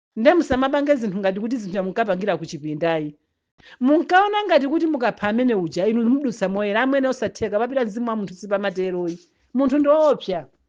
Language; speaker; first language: Nyanja; native; Nyanja